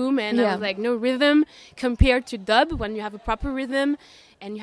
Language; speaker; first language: English; non-native, fluent; French